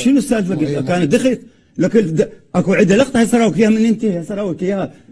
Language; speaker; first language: Arabic; native; Arabic